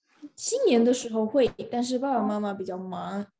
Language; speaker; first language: Chinese; early bilingual, other home language; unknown